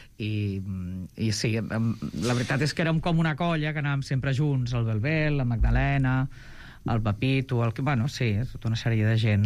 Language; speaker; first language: Catalan; native; Catalan